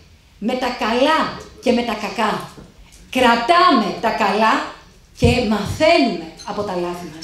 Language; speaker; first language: Greek; native; Greek